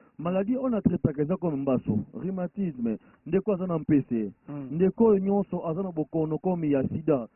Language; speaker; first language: Lingala; non-native, local second language; Kongo